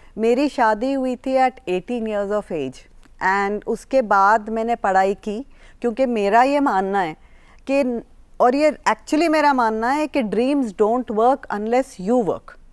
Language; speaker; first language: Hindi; non-native, local second language; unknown